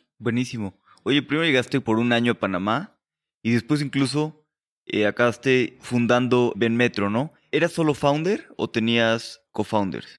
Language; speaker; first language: Spanish; native; Spanish